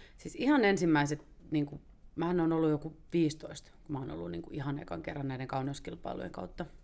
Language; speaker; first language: Finnish; native; Finnish